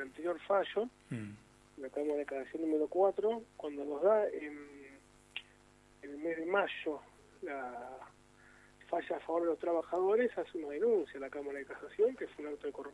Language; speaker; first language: Spanish; native; Spanish